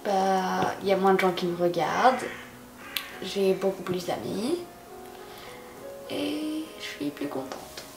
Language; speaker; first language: French; early bilingual, other home language; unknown